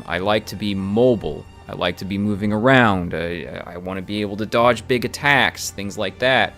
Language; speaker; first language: English; native; English